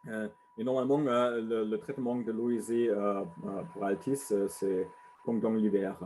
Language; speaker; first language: French; non-native, learner; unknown